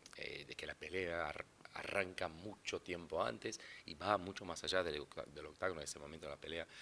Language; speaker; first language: Spanish; non-native, fluent; Portuguese